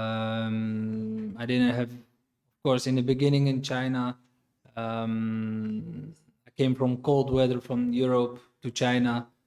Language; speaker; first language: English; non-native, fluent; Dutch